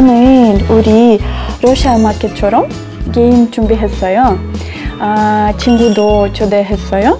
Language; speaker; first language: Korean; non-native, learner; Russian